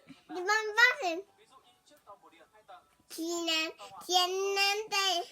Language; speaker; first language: Danish; early bilingual, other home language; Vietnamese